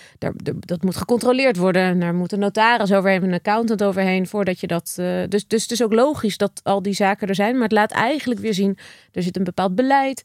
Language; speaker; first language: Dutch; native; Dutch